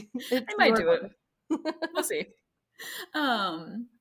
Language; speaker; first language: English; native; English